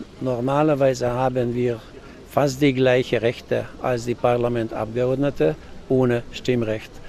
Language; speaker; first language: German; non-native, local second language; Hungarian